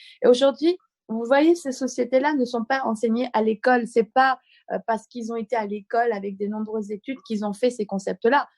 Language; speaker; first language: French; native; French